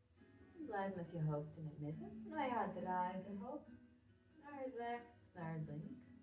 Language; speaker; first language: Dutch; non-native, fluent; Latvian